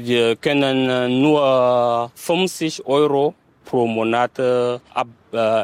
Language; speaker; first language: German; non-native, learner; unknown